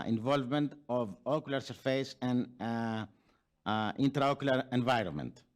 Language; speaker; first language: English; non-native, fluent; Greek